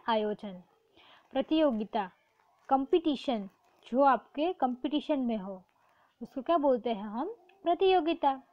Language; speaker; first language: Hindi; non-native, local second language; Gujarati